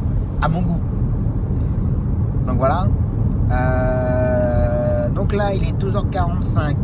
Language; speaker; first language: French; native; French